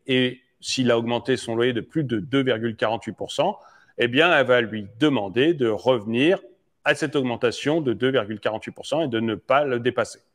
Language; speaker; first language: French; native; French